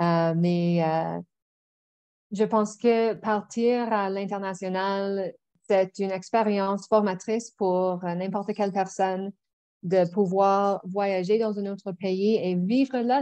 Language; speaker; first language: French; non-native, local second language; English